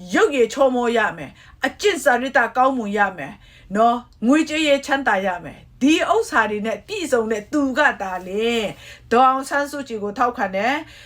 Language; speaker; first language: Burmese; non-native, local second language; Kachin